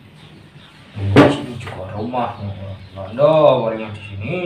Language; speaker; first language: Indonesian; non-native, local second language; Javanese